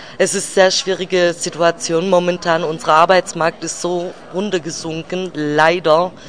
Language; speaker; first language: German; early bilingual, other home language; Turkish